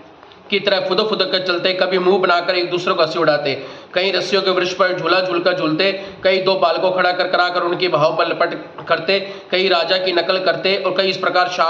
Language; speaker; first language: Hindi; native; Hindi